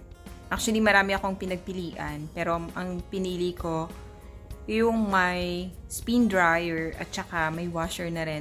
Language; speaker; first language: Filipino; native; Filipino